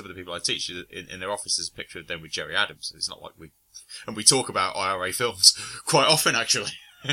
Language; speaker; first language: English; native; English